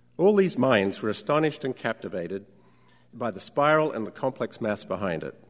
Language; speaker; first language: English; native; English